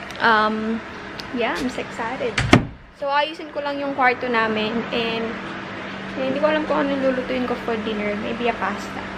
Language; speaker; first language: Filipino; native; Filipino